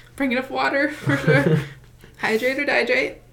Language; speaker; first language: English; native; English